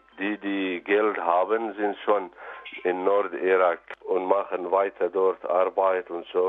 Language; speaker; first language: German; non-native, learner; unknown